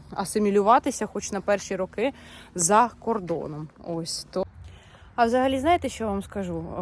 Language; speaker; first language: Ukrainian; non-native, local second language; Russian